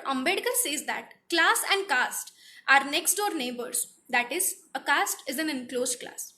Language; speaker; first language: English; non-native, local second language; Marathi